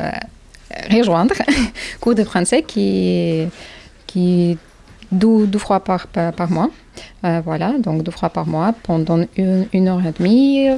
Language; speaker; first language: French; non-native, learner; Ukrainian